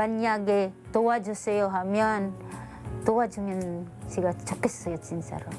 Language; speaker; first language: Korean; non-native, learner; Filipino